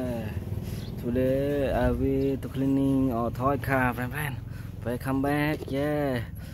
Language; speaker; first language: English; non-native, learner; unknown